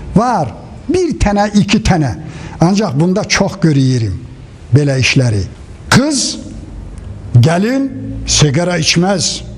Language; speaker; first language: Turkish; native; Turkish